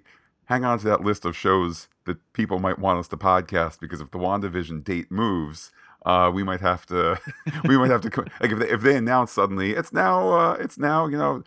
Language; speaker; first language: English; native; English